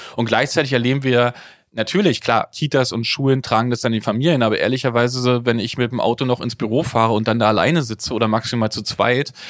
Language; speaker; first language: German; native; German